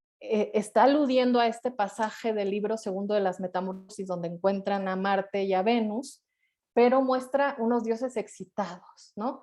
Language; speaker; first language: Spanish; native; Spanish